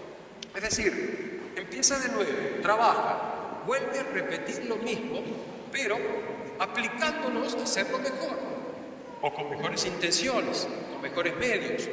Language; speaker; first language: Spanish; native; Spanish